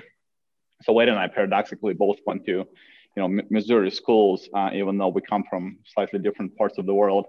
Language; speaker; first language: English; non-native, fluent; Russian